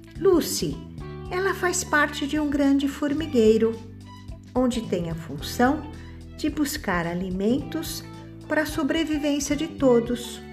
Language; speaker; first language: Portuguese; native; Portuguese